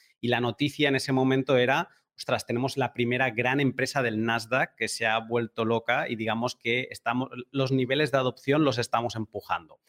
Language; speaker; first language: Spanish; native; Spanish